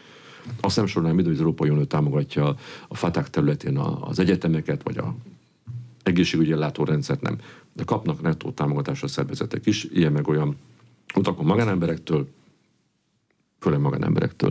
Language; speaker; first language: Hungarian; native; Hungarian